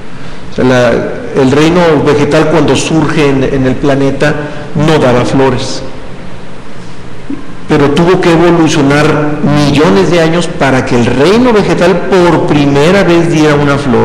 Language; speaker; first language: Spanish; native; Spanish